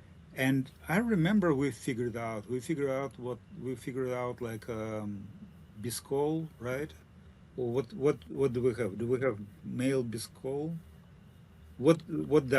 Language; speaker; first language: English; non-native, learner; Russian